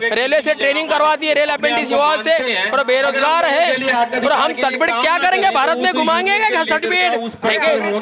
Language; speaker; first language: Hindi; non-native, local second language; Marathi